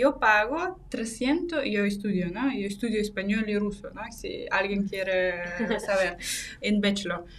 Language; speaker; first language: Spanish; non-native, fluent; Russian